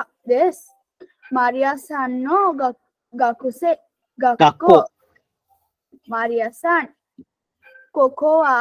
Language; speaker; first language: Japanese; non-native, learner; Sinhala